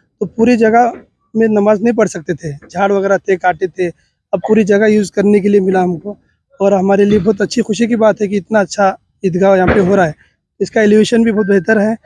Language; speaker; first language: Hindi; native; Hindi